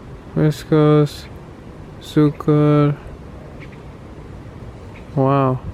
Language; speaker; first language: Spanish; non-native, learner; English